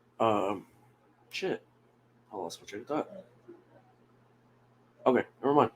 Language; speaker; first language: English; native; English